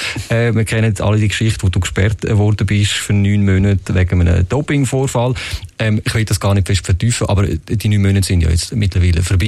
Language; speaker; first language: German; native; German